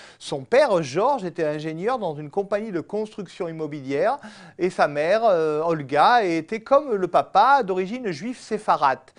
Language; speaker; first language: French; native; French